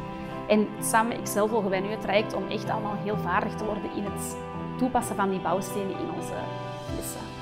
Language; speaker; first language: Dutch; native; Dutch